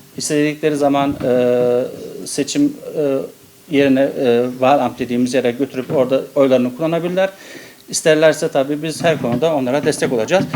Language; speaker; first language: Turkish; early bilingual, heritage; Turkish